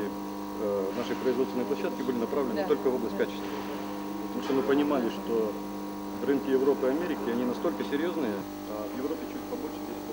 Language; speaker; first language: Russian; native; Russian